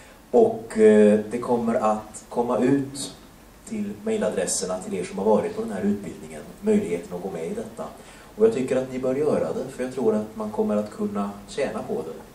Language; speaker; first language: Swedish; native; Swedish